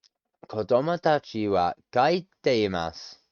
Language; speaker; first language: Japanese; non-native, learner; English